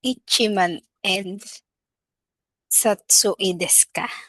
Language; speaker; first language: Japanese; non-native, learner; Filipino